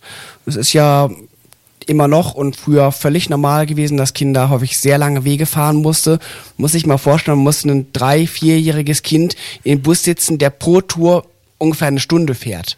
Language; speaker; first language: German; native; German